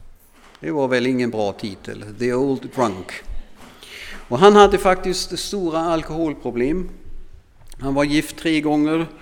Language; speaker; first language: Swedish; non-native, fluent; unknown